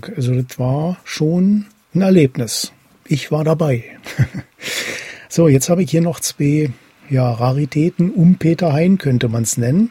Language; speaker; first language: German; native; German